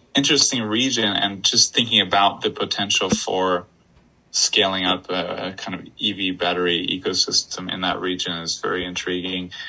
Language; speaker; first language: English; native; English